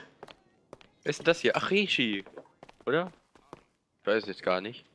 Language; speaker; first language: German; native; German